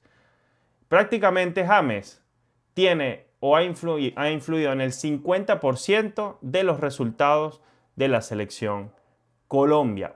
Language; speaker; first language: Spanish; native; Spanish